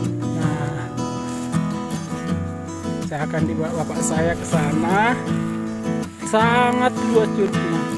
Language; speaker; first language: Indonesian; non-native, local second language; Batak Toba